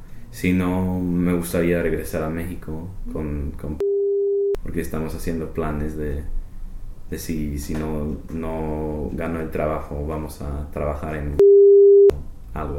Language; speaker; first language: Spanish; non-native, fluent; English